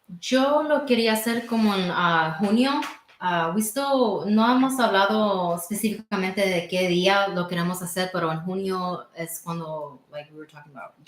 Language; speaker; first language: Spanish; early bilingual, heritage; Spanish